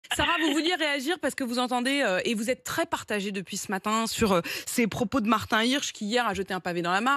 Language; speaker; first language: French; native; French